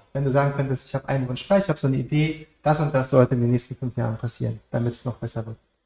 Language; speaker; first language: German; native; German